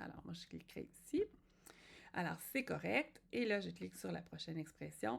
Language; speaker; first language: French; native; French